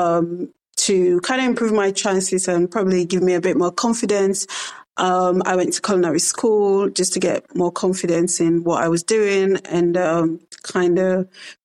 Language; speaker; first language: English; non-native, local second language; Krio